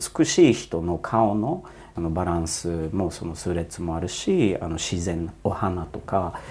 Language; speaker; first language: Japanese; non-native, fluent; Polish